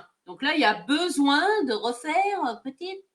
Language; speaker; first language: French; native; French